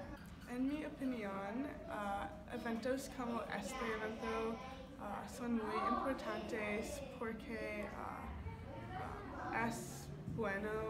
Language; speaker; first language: Spanish; non-native, learner; English